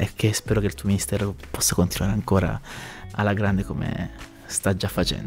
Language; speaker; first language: Italian; native; Italian